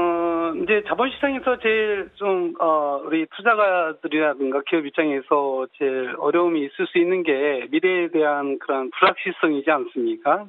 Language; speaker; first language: Korean; native; Korean